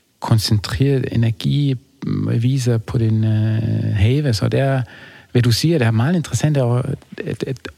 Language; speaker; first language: Danish; non-native, fluent; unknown